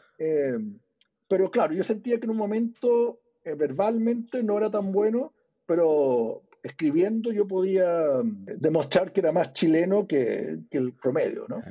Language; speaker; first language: Spanish; early bilingual, other home language; English